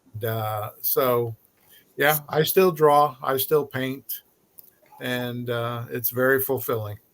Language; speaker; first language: English; native; English